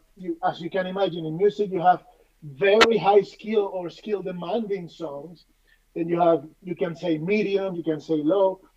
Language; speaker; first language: English; non-native, fluent; Spanish